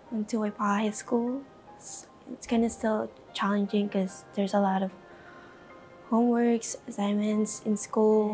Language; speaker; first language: English; non-native, local second language; Iloko